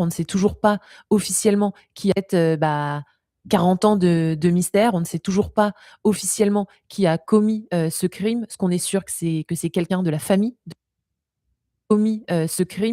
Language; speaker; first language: French; native; French